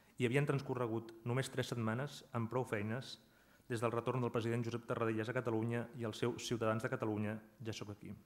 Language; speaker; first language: Catalan; native; Catalan